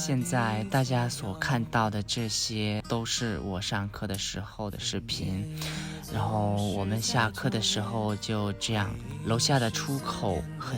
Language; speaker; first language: Chinese; non-native, fluent; Lao